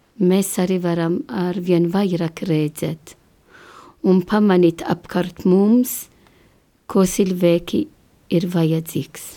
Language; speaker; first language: Latvian; non-native, learner; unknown